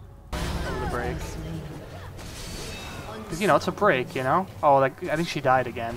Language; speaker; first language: English; native; English